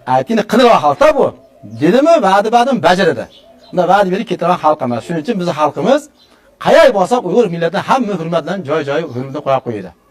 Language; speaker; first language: Uzbek; non-native, local second language; Uyghur